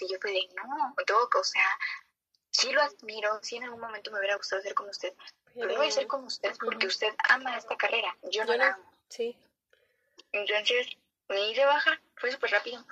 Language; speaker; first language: Spanish; native; Spanish